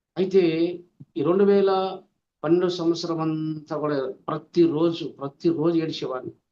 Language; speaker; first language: Telugu; non-native, local second language; Lambadi